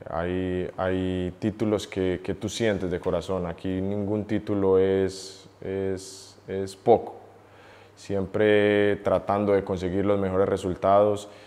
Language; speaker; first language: Spanish; native; Spanish